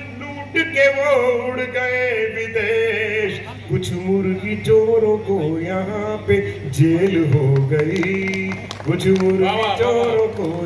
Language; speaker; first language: Hindi; non-native, local second language; Punjabi